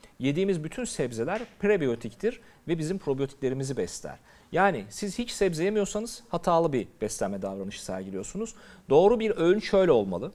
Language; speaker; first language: Turkish; native; Turkish